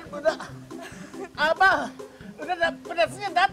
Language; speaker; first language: Indonesian; non-native, learner; Japanese